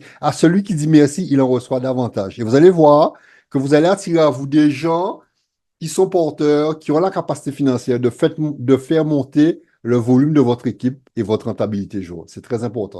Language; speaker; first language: French; native; French